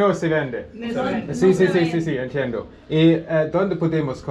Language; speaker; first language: Spanish; non-native, learner; German